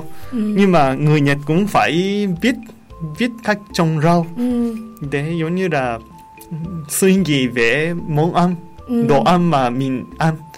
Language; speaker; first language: Vietnamese; non-native, learner; Japanese